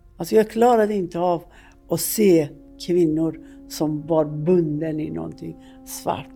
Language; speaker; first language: Swedish; non-native, fluent; Persian